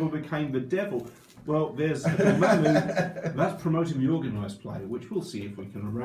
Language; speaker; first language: English; native; English